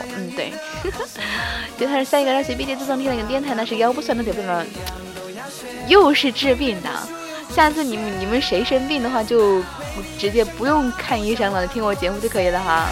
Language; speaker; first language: Chinese; native; Chinese